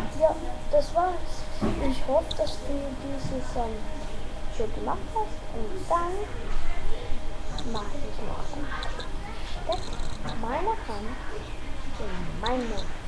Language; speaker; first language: German; non-native, learner; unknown